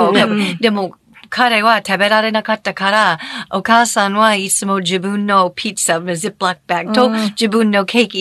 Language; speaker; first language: Japanese; non-native, fluent; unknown